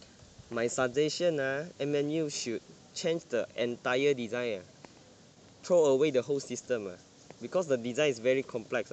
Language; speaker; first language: English; non-native, learner; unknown